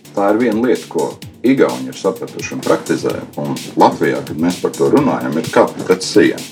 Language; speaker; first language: Latvian; native; Latvian